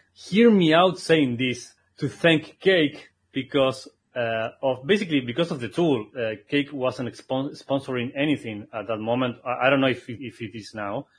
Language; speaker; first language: English; non-native, fluent; Spanish